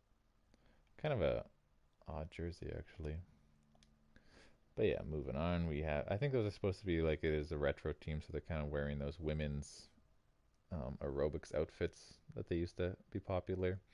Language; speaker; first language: English; native; English